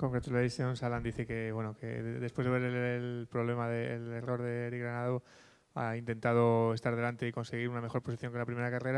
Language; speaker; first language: Spanish; native; Spanish